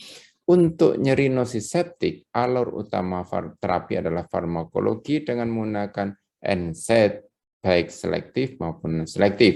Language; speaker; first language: Indonesian; native; Indonesian